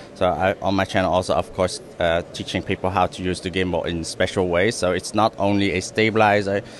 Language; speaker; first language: English; non-native, fluent; Dutch